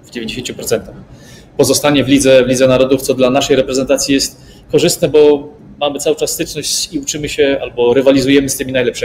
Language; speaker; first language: Polish; native; Polish